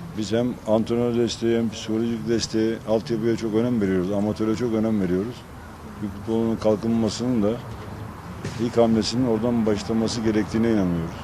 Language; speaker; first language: Turkish; native; Turkish